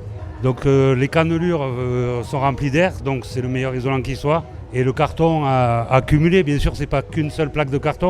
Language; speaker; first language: French; native; French